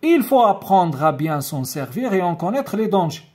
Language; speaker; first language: French; non-native, local second language; Arabic